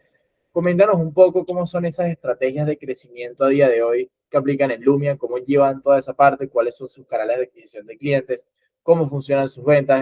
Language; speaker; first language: Spanish; native; Spanish